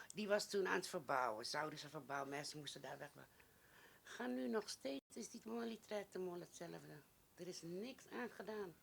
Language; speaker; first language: Dutch; native; Dutch